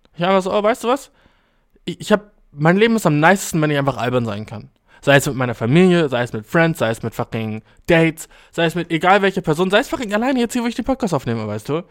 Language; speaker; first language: German; early bilingual, other home language; Albanian